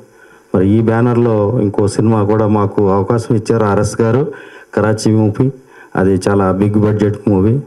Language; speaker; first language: Telugu; native; Telugu